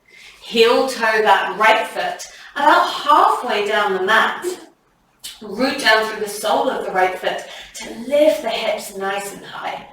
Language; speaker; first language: English; native; English